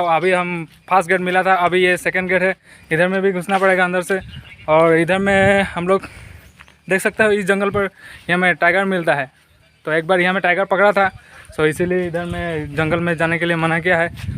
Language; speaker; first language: Hindi; non-native, local second language; Assamese